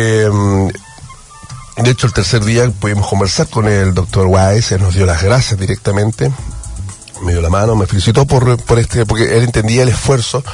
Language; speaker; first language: Spanish; native; Spanish